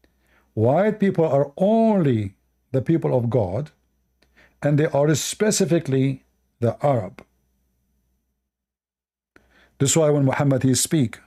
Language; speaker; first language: English; non-native, fluent; Arabic